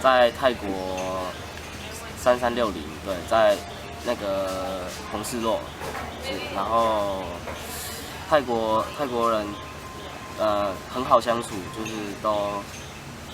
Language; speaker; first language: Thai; non-native, learner; Chinese